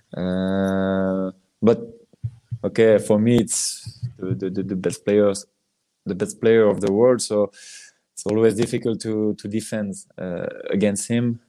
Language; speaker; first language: English; non-native, learner; French